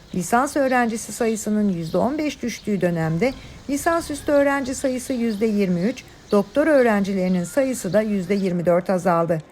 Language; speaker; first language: Turkish; native; Turkish